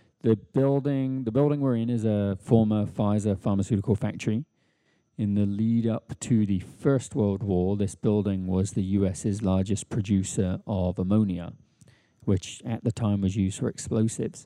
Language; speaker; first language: English; native; English